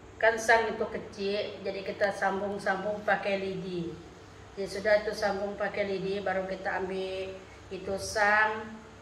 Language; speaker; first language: Malay; non-native, local second language; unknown